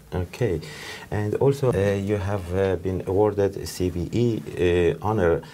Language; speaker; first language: English; non-native, fluent; Persian